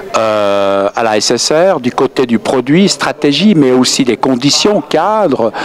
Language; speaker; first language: French; native; French